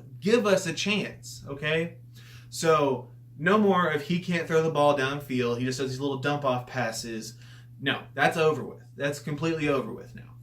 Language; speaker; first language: English; native; English